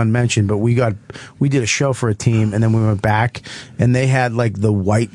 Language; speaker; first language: English; native; English